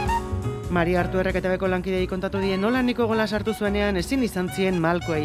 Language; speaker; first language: Basque; native; Basque